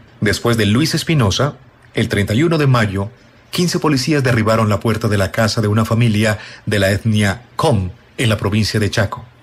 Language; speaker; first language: Spanish; native; Spanish